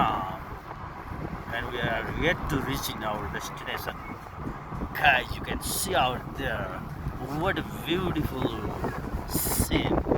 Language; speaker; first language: English; non-native, fluent; Nepali